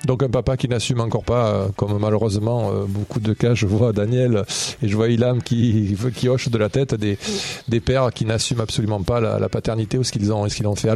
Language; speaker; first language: French; native; French